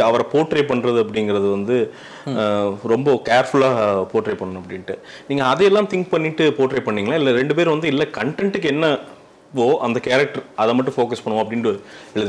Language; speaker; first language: Tamil; native; Tamil